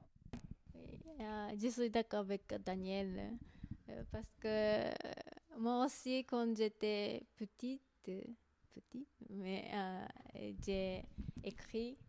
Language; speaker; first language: French; non-native, learner; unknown